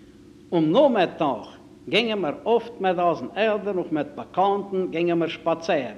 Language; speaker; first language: German; native; German